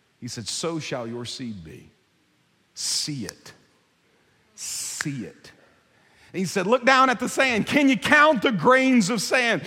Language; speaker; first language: English; native; English